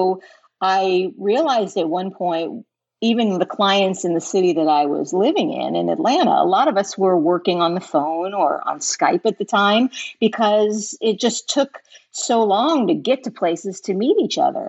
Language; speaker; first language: English; native; English